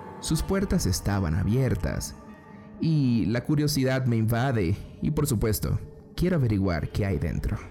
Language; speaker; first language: Spanish; native; Spanish